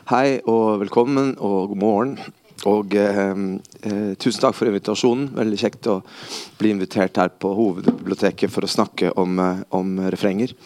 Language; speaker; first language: Norwegian; early bilingual, other home language; Spanish